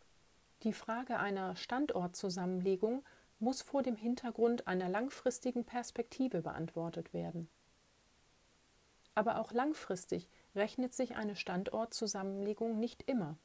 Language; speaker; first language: German; native; German